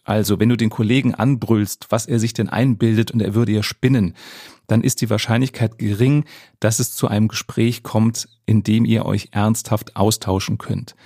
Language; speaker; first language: German; native; German